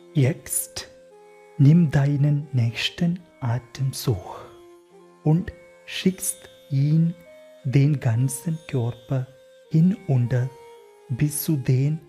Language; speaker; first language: German; non-native, learner; Malayalam